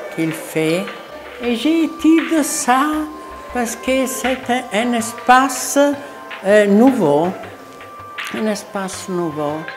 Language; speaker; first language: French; non-native, learner; Italian